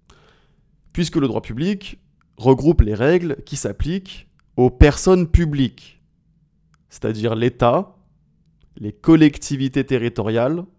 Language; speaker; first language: French; native; French